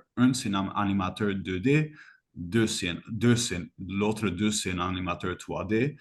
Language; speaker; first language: French; non-native, fluent; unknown